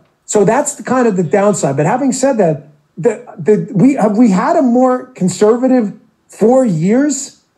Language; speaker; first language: English; native; English